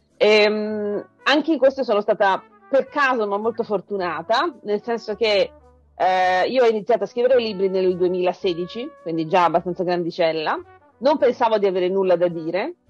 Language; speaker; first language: Italian; native; Italian